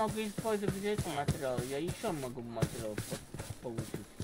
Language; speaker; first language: Russian; non-native, learner; Latvian